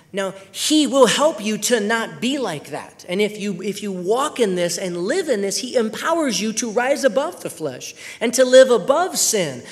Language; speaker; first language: English; native; English